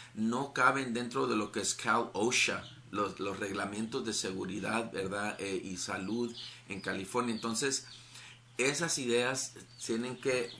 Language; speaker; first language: Spanish; native; Spanish